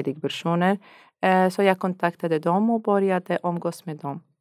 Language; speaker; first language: Swedish; non-native, fluent; Arabic